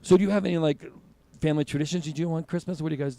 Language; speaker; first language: English; native; English